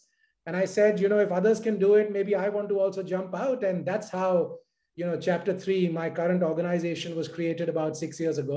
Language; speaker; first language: English; non-native, local second language; Hindi